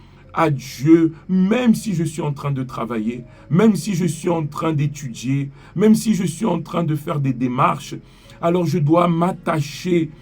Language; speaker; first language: French; native; French